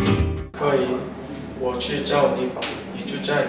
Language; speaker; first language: Chinese; non-native, learner; Korean